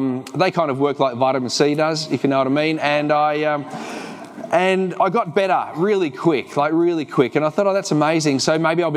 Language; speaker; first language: English; native; English